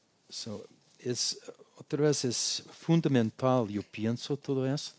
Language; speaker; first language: Spanish; non-native, learner; English